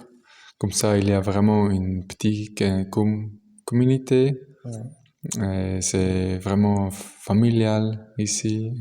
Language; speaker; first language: French; non-native, local second language; German